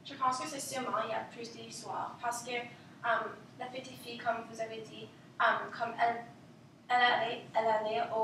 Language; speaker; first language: French; non-native, local second language; English